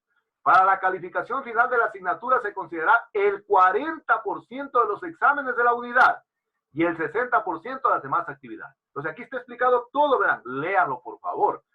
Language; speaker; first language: Spanish; native; Spanish